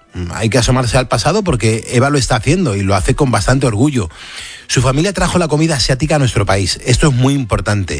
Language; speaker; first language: Spanish; native; Spanish